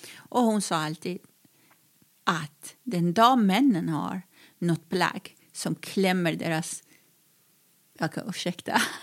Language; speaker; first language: Swedish; non-native, fluent; Persian